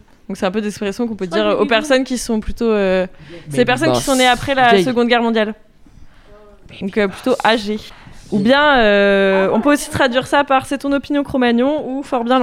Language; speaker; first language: French; native; French